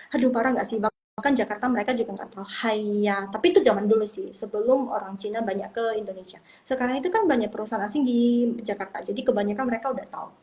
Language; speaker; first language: Indonesian; non-native, local second language; Min Nan Chinese